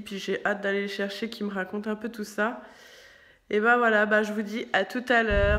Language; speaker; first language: French; native; French